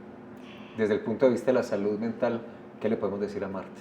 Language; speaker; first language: Spanish; native; Spanish